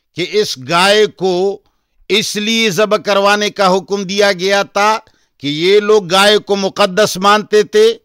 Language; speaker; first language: Urdu; non-native, local second language; Pashto